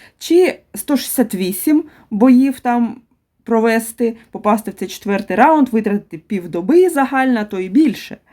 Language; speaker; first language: Ukrainian; native; Ukrainian